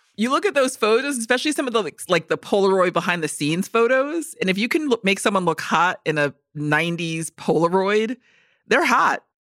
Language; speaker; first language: English; native; English